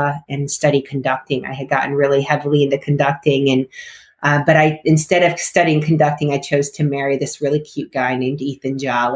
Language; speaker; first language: English; native; English